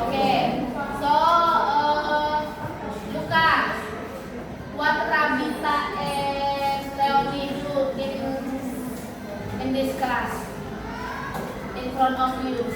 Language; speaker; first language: English; non-native, learner; Indonesian